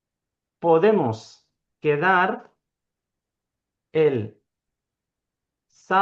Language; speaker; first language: Spanish; non-native, fluent; Urdu